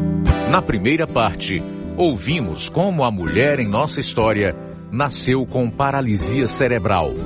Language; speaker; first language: Portuguese; native; Portuguese